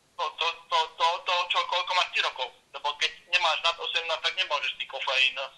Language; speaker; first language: Slovak; non-native, fluent; Hungarian